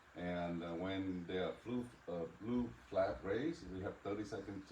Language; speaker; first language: English; non-native, fluent; Vietnamese